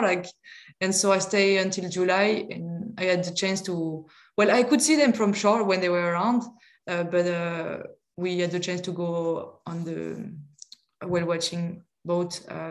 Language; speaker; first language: English; non-native, fluent; French